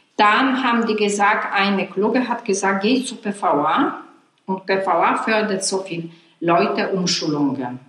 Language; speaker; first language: German; non-native, fluent; Polish